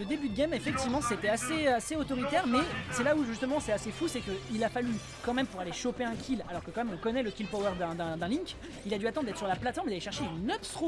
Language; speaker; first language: French; native; French